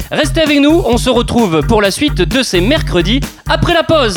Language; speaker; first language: French; native; French